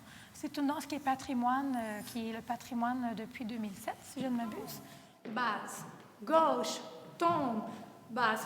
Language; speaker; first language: French; non-native, fluent; Portuguese